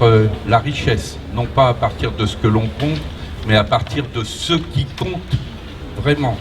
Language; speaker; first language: French; native; French